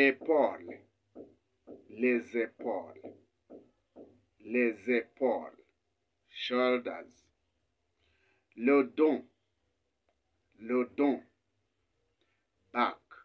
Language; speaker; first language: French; non-native, fluent; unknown